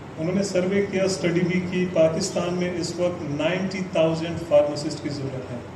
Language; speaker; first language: Urdu; non-native, local second language; Pashto